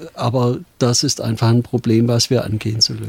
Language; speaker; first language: German; native; German